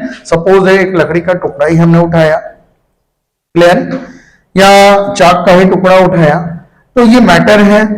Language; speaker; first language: Hindi; native; Hindi